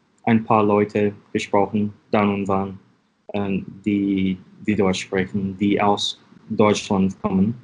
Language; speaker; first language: German; non-native, learner; English